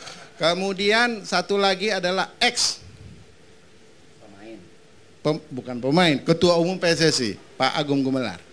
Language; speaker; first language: Indonesian; native; Indonesian